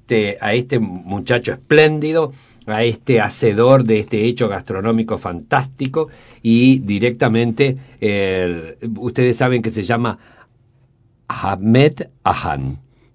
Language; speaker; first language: Spanish; native; Spanish